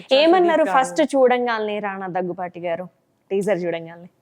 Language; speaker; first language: Telugu; native; Telugu